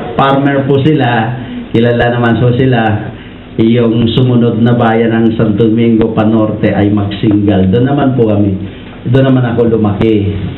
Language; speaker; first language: Filipino; non-native, local second language; Iloko